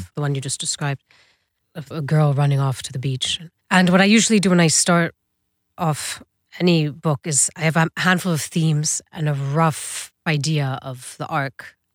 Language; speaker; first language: English; early bilingual, other home language; Dutch